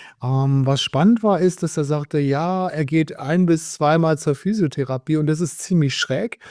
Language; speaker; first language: German; native; German